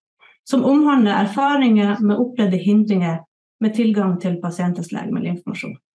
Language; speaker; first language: Norwegian; native; Norwegian